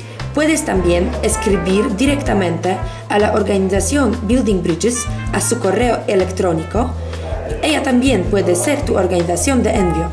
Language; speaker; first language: Spanish; non-native, fluent; Polish